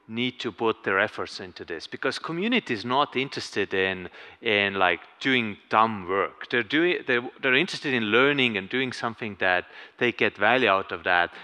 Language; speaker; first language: English; non-native, fluent; Estonian